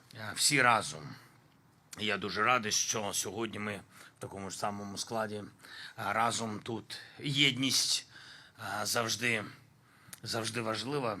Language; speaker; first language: Ukrainian; non-native, local second language; Russian